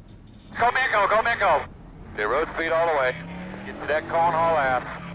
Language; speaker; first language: English; native; English